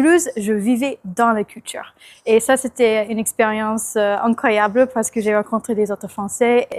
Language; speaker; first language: French; non-native, learner; English